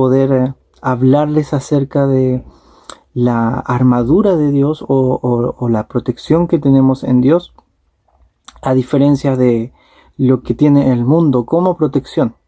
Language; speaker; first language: Spanish; native; Spanish